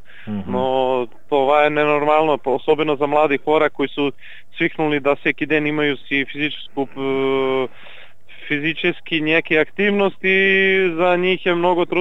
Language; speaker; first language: Bulgarian; non-native, learner; Serbian